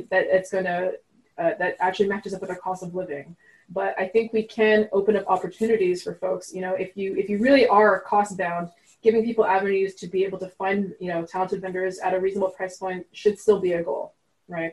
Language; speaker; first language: English; non-native, fluent; French